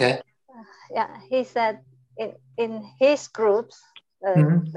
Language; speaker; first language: English; non-native, learner; Chinese